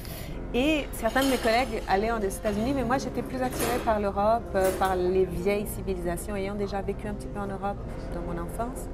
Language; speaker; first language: French; non-native, fluent; Portuguese